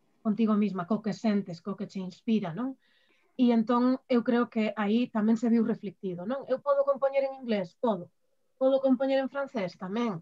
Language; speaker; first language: Galician; non-native, local second language; Spanish